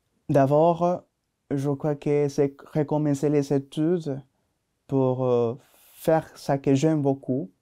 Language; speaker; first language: French; non-native, learner; Spanish